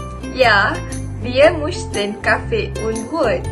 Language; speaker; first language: German; non-native, learner; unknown